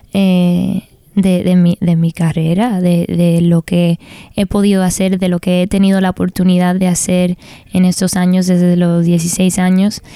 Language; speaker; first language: Spanish; early bilingual, heritage; Spanish